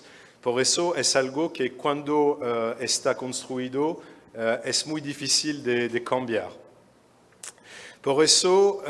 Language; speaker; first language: Spanish; non-native, fluent; French